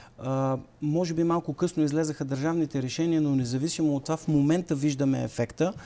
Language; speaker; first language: Bulgarian; native; Bulgarian